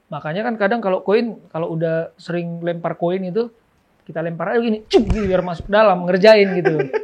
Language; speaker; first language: Indonesian; native; Indonesian